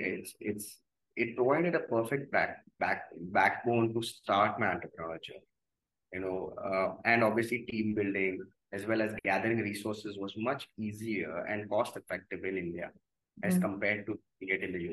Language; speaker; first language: English; non-native, local second language; Gujarati